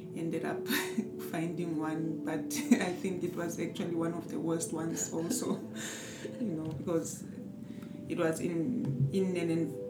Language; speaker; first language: English; non-native, local second language; Southern Sotho